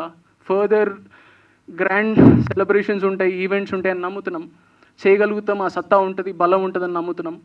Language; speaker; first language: Telugu; native; Telugu